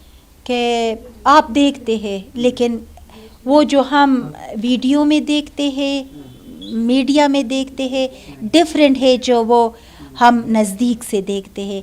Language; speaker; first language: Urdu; non-native, fluent; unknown